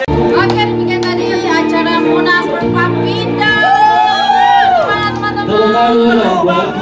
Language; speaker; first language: Indonesian; native; Indonesian